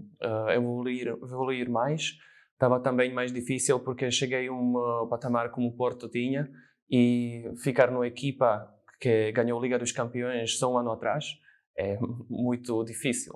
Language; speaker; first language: Portuguese; non-native, fluent; Slovak